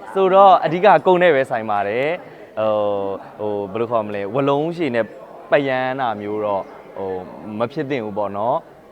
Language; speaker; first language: Burmese; native; Burmese